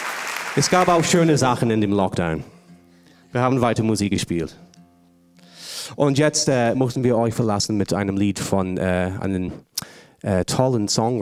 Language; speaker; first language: German; non-native, fluent; English